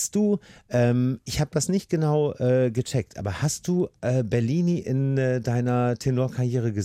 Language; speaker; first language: German; native; German